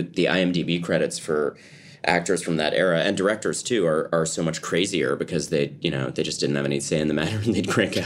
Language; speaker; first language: English; native; English